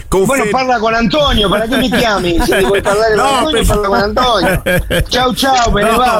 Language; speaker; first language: Italian; non-native, fluent; Spanish